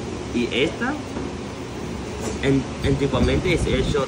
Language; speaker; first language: Spanish; non-native, learner; Chinese